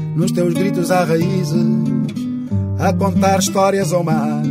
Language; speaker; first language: Portuguese; non-native, local second language; Kabuverdianu